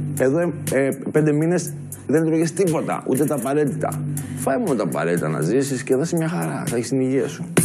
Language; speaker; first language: Greek; early bilingual, heritage; Greek